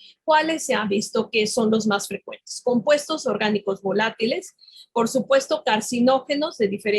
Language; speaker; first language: Spanish; native; Spanish